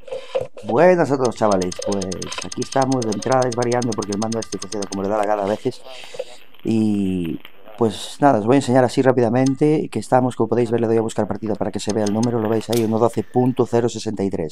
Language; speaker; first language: Spanish; native; Spanish